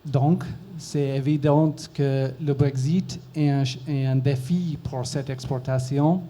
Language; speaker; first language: French; non-native, learner; English